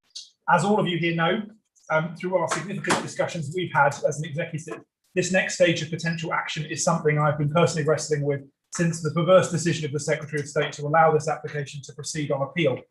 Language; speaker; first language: English; native; English